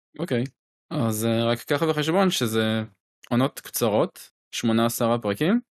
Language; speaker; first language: Hebrew; native; Hebrew